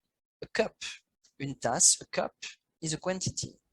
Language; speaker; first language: English; non-native, learner; French